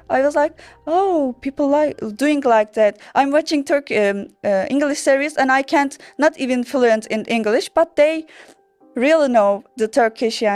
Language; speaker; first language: English; non-native, learner; Turkish